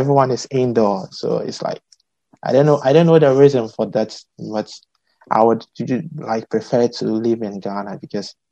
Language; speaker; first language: English; non-native, local second language; Akan